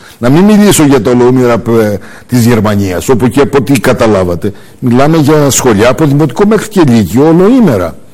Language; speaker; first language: Greek; early bilingual, heritage; Greek